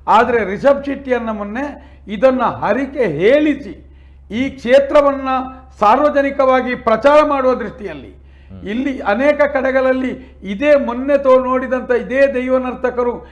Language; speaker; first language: Kannada; non-native, local second language; Tulu